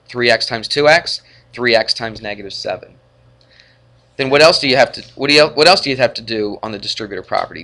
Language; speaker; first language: English; native; English